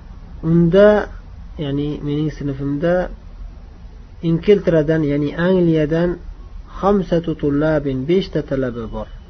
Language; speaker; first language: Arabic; non-native, fluent; Uzbek